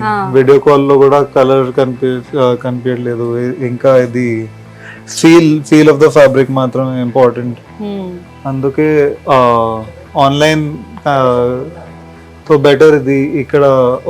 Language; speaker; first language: Telugu; non-native, local second language; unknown